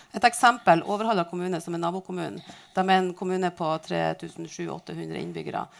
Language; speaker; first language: Norwegian; native; Norwegian